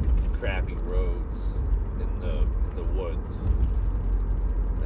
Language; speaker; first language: English; native; English